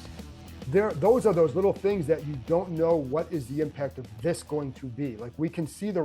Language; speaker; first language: English; native; English